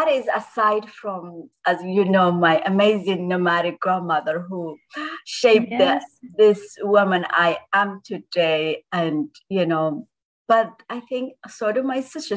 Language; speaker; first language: English; non-native, fluent; Somali